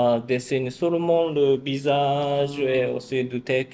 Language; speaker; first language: French; non-native, learner; Japanese